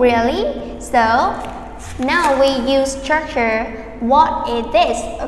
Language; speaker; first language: English; non-native, fluent; Vietnamese